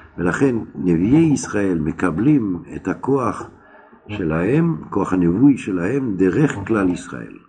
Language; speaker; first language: Hebrew; non-native, fluent; French